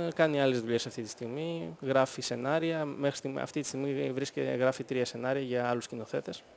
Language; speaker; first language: Greek; native; Greek